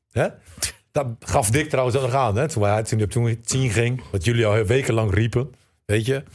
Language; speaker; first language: Dutch; native; Dutch